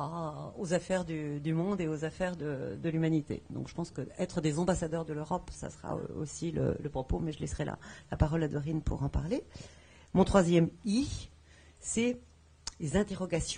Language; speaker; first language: French; native; French